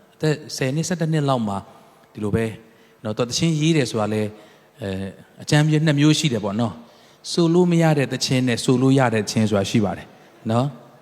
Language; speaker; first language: Burmese; non-native, local second language; Tedim Chin